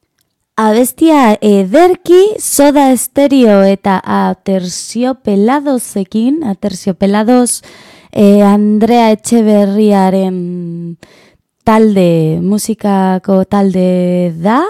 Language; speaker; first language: Basque; non-native, learner; Spanish